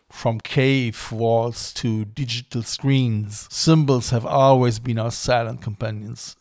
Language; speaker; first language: English; non-native, fluent; German